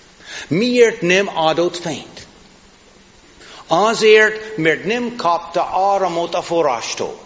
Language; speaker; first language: Hungarian; non-native, fluent; English